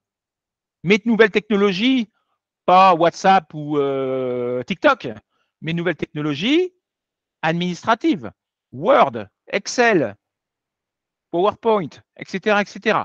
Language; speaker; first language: French; native; French